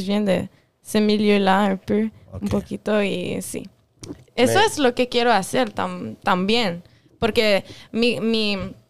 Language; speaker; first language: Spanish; non-native, local second language; French